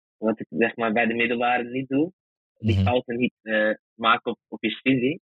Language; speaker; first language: Dutch; early bilingual, other home language; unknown